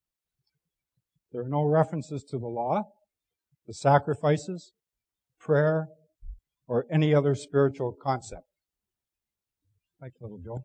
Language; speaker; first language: English; native; English